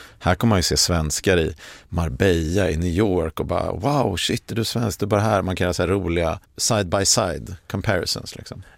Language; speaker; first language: Swedish; native; Swedish